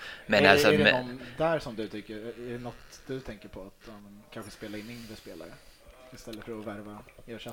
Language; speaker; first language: Swedish; native; Swedish